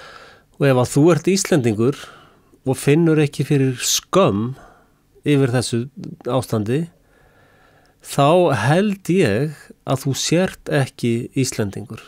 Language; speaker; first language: Icelandic; native; Icelandic